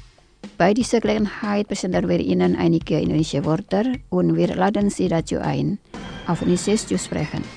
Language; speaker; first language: German; non-native, fluent; Indonesian